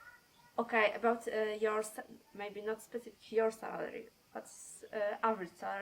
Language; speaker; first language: English; non-native, learner; Polish